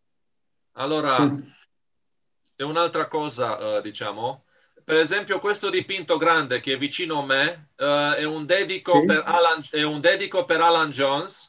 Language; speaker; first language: Italian; non-native, fluent; Romanian